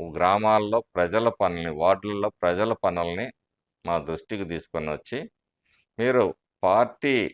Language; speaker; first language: Telugu; native; Telugu